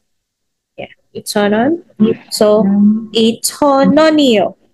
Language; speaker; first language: Korean; non-native, fluent; Filipino